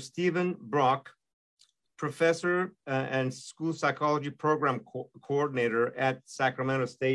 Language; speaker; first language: English; non-native, fluent; Persian